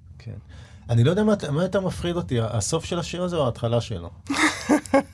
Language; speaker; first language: Hebrew; native; Hebrew